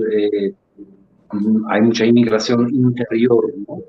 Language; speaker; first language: Spanish; non-native, fluent; Polish